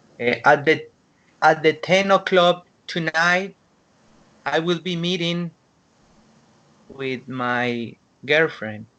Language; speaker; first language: English; non-native, learner; Spanish